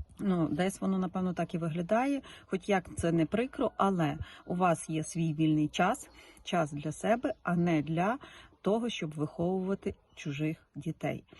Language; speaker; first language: Ukrainian; non-native, local second language; Russian